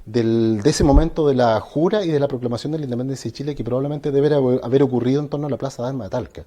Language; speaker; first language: Spanish; native; Spanish